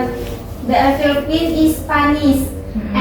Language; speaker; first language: English; non-native, learner; Indonesian